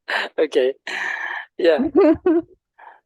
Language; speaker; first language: English; non-native, learner; Indonesian